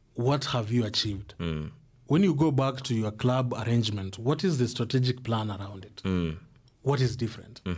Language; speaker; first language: English; non-native, local second language; Swahili